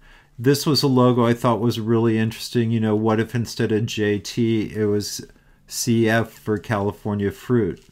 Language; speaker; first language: English; native; English